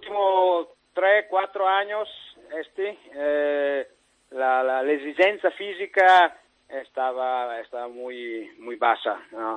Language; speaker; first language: Spanish; non-native, learner; Italian